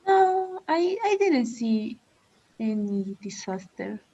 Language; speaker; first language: English; non-native, learner; Spanish